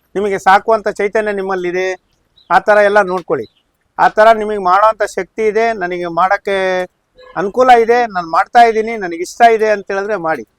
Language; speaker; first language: Kannada; native; Kannada